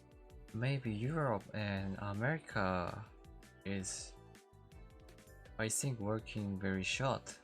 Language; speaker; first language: English; non-native, learner; Korean